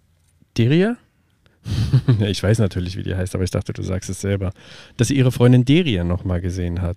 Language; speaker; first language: German; native; German